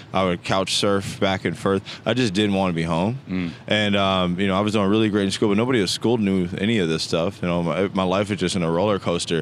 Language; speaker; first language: English; native; English